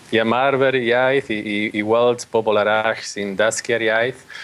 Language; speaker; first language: Welsh; non-native, learner; Spanish